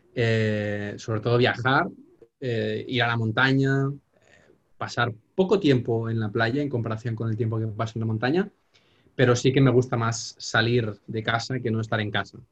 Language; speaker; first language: Spanish; non-native, local second language; Catalan